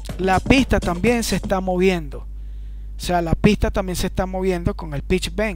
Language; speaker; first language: Spanish; native; Spanish